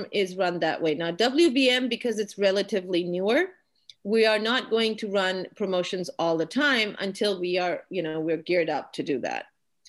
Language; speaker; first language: English; non-native, local second language; Urdu